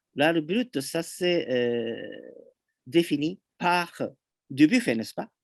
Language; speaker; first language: French; non-native, fluent; Japanese